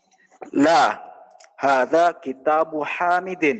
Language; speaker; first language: Arabic; non-native, learner; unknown